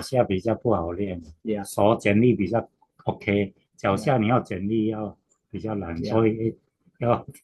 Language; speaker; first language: Chinese; native; Chinese